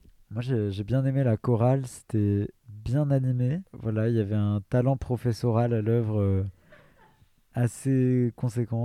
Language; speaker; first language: French; native; French